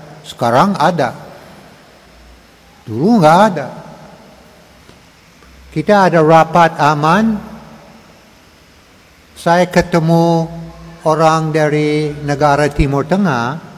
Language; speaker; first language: Indonesian; non-native, learner; English